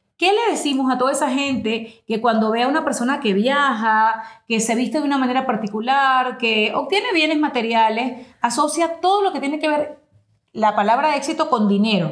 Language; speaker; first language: Spanish; native; Spanish